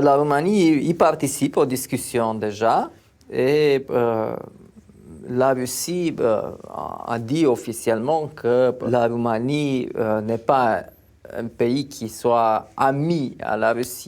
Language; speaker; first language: French; non-native, fluent; Romanian